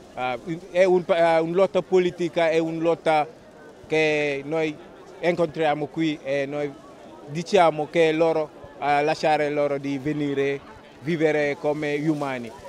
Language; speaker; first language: Italian; non-native, learner; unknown